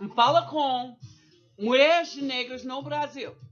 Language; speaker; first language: Portuguese; non-native, learner; English